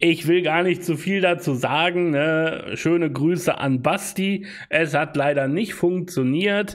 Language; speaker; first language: German; native; German